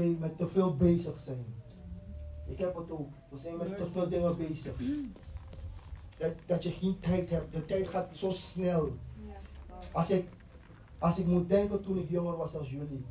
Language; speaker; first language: Dutch; non-native, fluent; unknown